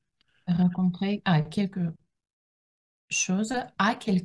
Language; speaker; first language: French; non-native, learner; Russian